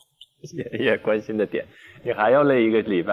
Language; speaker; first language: Chinese; native; Chinese